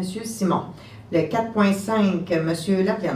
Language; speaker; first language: French; native; French